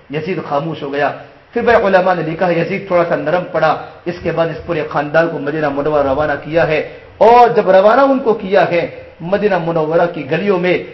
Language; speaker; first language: Urdu; non-native, local second language; Gujarati